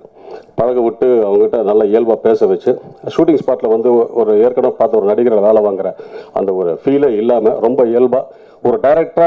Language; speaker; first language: Tamil; native; Tamil